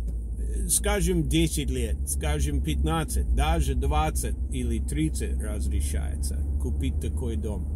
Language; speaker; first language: Russian; non-native, learner; English